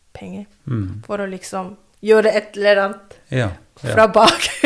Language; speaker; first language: Norwegian; non-native, fluent; Korean